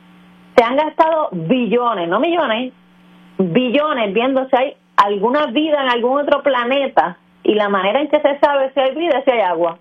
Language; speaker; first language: Spanish; native; Spanish